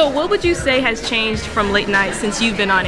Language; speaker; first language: English; native; English